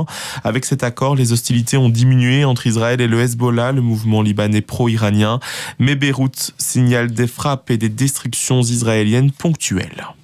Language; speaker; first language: French; native; French